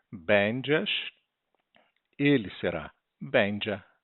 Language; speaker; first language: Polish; non-native, learner; Portuguese